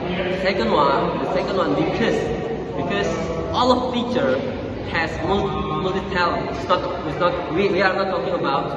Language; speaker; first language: English; non-native, learner; Indonesian